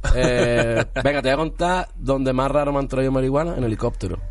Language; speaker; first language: Spanish; native; Spanish